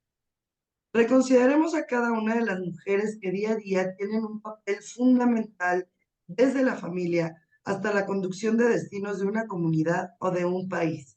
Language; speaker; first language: Spanish; native; Spanish